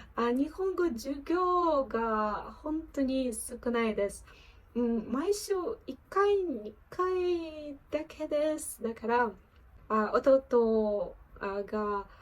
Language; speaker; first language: Japanese; non-native, learner; Ukrainian